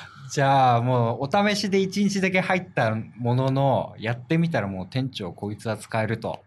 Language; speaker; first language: Japanese; native; Japanese